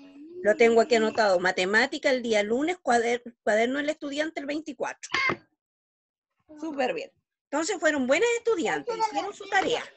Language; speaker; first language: Spanish; native; Spanish